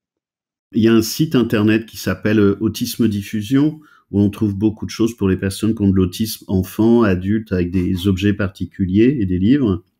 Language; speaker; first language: French; native; French